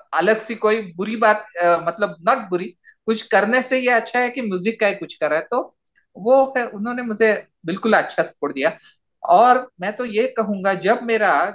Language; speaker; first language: Hindi; non-native, local second language; Marathi